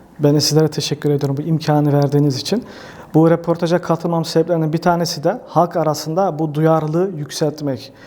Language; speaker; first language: Turkish; early bilingual, heritage; Turkish